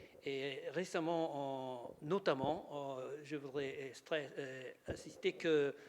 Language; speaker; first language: French; non-native, learner; Japanese